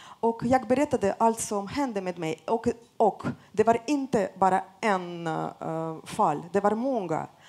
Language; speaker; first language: Swedish; non-native, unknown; Russian